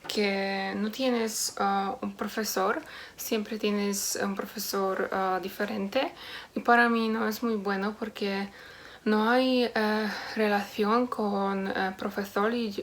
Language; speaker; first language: Spanish; non-native, learner; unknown